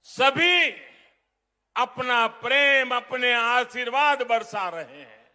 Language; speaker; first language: Hindi; non-native, local second language; Gujarati